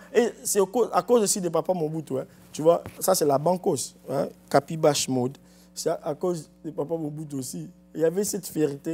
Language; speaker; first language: French; non-native, local second language; Lingala